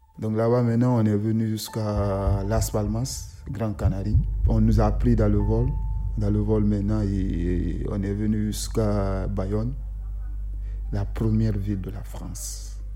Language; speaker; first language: French; non-native, local second language; Susu